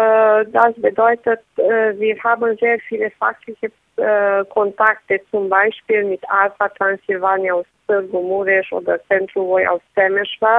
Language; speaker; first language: German; non-native, fluent; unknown